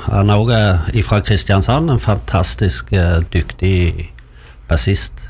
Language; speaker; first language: Norwegian; native; Norwegian